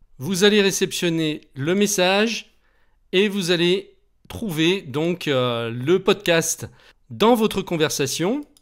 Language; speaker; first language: French; native; French